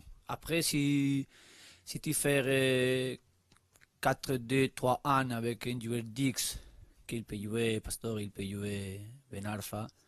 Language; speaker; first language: French; non-native, learner; Spanish